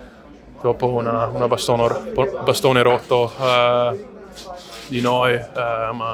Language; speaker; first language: Italian; non-native, learner; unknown